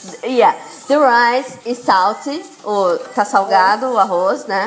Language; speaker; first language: English; non-native, learner; Portuguese